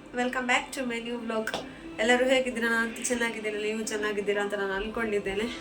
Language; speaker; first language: Kannada; non-native, local second language; Tulu